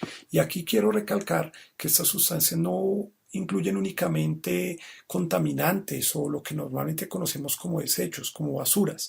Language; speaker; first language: Spanish; native; Spanish